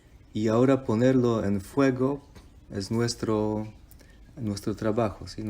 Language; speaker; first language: Spanish; non-native, fluent; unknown